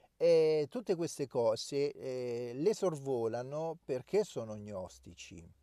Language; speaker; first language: Italian; native; Italian